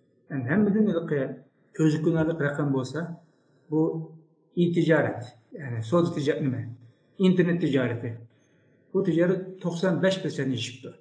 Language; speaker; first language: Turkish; non-native, learner; Uyghur